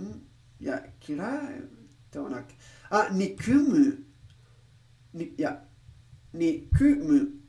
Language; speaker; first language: Japanese; non-native, learner; English